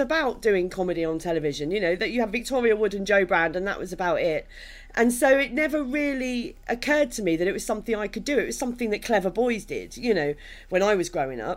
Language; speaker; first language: English; native; English